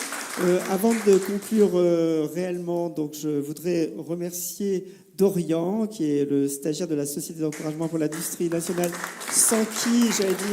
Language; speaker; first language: French; native; French